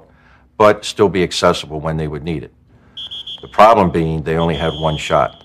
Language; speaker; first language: English; native; English